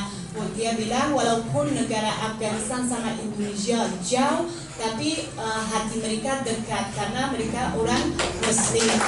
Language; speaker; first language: Indonesian; non-native, fluent; Persian